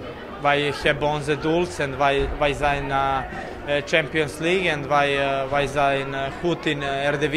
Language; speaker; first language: Dutch; non-native, learner; Serbian